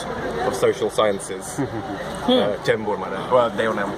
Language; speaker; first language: Marathi; non-native, learner; English